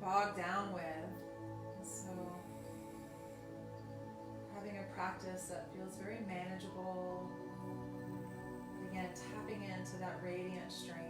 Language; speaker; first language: English; native; English